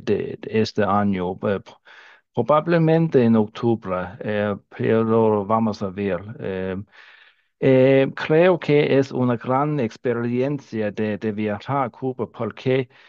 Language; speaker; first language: Spanish; non-native, fluent; Danish